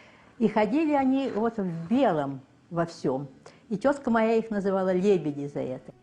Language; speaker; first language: Russian; native; Russian